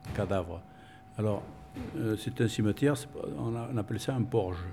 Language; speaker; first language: French; non-native, local second language; Spanish